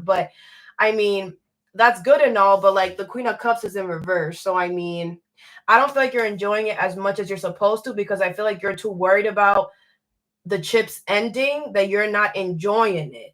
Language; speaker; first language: English; native; English